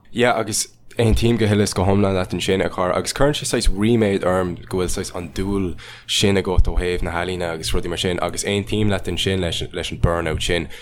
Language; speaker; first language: Irish; non-native, local second language; English